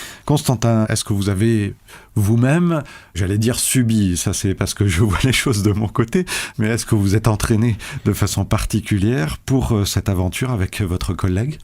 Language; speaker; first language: French; native; French